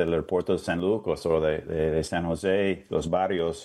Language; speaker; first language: Spanish; non-native, fluent; English